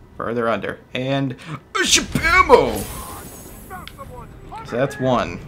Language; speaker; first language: English; native; English